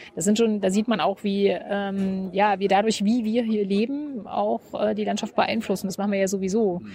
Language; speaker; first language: German; native; German